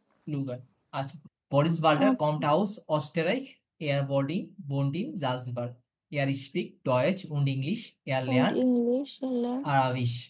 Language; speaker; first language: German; non-native, fluent; Bangla